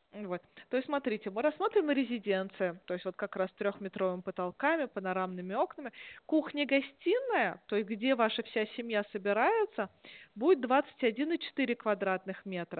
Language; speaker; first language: Russian; native; Russian